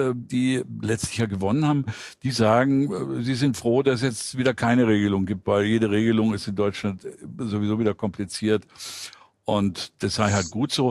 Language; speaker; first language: German; native; German